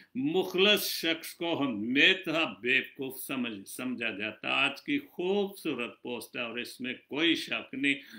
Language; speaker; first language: Urdu; non-native, local second language; Punjabi